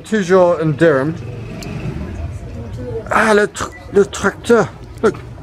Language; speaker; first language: French; non-native, learner; English